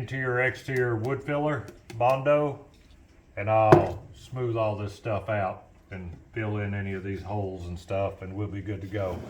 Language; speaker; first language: English; native; English